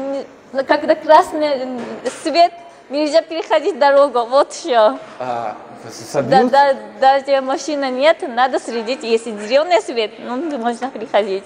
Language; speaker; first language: Russian; non-native, fluent; Japanese